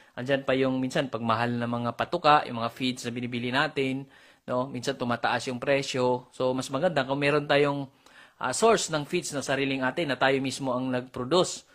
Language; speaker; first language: Filipino; non-native, local second language; Cebuano